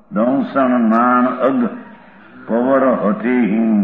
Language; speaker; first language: Hindi; non-native, local second language; Gujarati